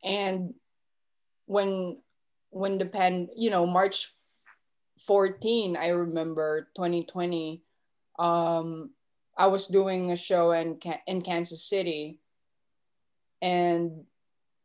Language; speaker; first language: English; non-native, local second language; Filipino